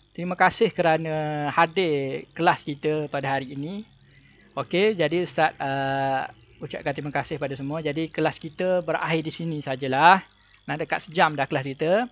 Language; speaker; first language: Malay; native; Malay